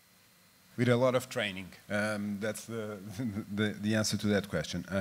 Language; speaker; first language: English; non-native, fluent; Portuguese